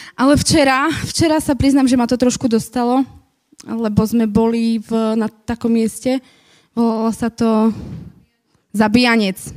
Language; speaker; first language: Slovak; native; Slovak